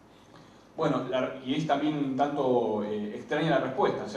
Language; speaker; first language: Spanish; native; Spanish